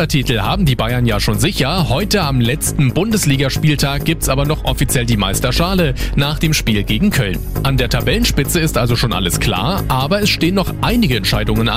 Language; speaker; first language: German; native; German